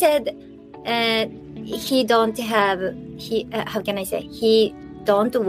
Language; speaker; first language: English; non-native, learner; Japanese